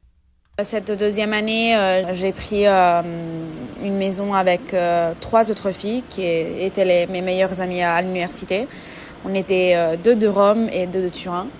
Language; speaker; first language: French; non-native, fluent; Italian